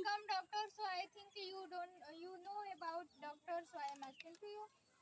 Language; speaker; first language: English; non-native, learner; Hindi